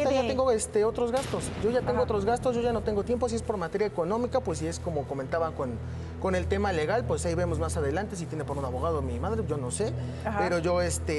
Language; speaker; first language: Spanish; native; Spanish